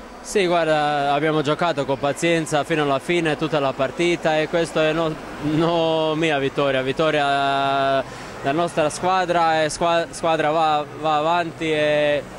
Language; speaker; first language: Italian; non-native, learner; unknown